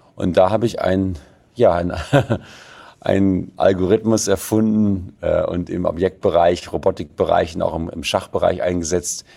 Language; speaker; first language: German; native; German